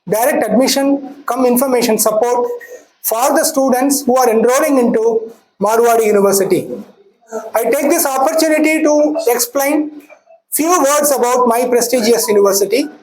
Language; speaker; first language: English; non-native, local second language; Tamil